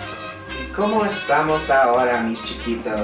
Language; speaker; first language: Spanish; non-native, learner; English